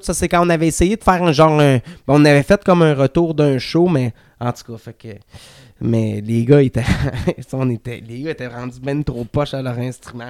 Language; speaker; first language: French; native; French